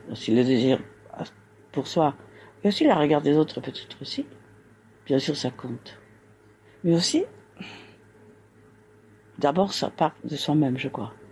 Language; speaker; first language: French; non-native, fluent; Spanish